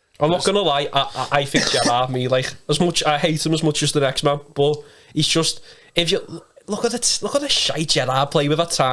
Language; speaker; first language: English; native; English